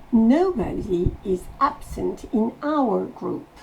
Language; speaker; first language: English; non-native, fluent; French